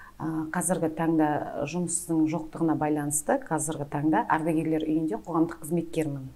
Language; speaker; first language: Kazakh; native; Kazakh